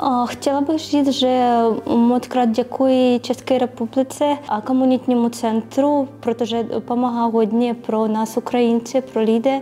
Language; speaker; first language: Czech; non-native, learner; Ukrainian